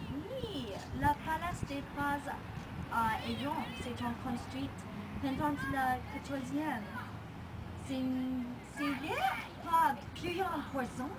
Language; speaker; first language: French; non-native, learner; English